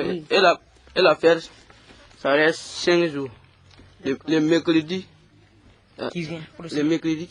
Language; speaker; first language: French; non-native, local second language; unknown